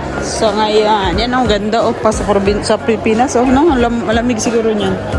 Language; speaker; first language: Filipino; non-native, local second language; Cebuano